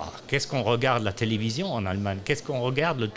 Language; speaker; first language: French; non-native, learner; German